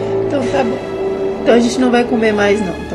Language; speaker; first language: Portuguese; native; Portuguese